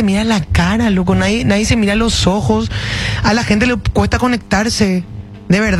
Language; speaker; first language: Spanish; native; Spanish